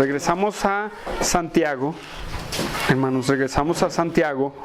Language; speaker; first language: Spanish; native; Spanish